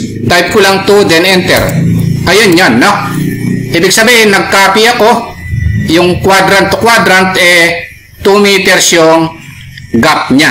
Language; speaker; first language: Filipino; native; Filipino